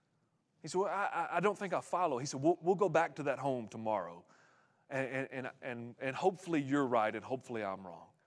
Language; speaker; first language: English; native; English